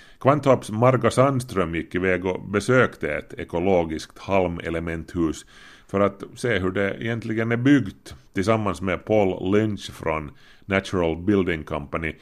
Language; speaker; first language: Swedish; native; Swedish